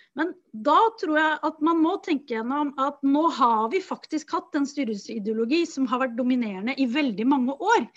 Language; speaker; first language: Norwegian; native; Norwegian